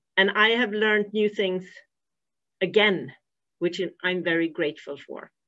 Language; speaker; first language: English; non-native, fluent; Swedish